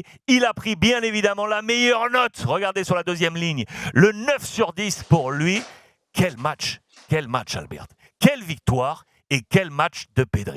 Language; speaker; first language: French; native; French